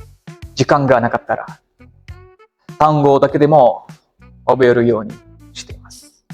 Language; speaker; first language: Japanese; non-native, learner; Indonesian